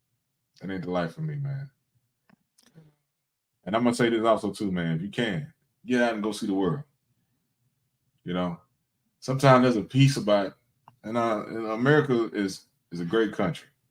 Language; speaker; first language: English; native; English